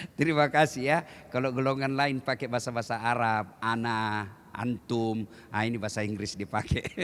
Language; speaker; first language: Indonesian; native; Indonesian